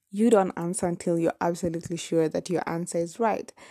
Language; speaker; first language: English; non-native, local second language; Kamba